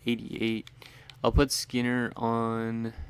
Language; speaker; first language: English; native; English